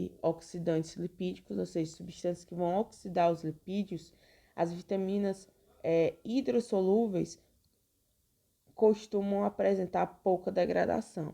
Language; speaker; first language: Portuguese; native; Portuguese